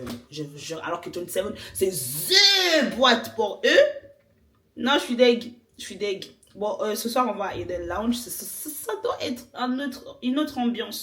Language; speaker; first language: French; native; French